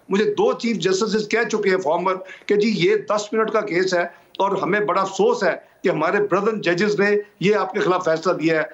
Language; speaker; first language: Urdu; non-native, local second language; Punjabi